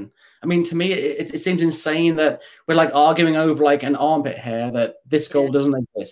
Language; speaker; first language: English; native; English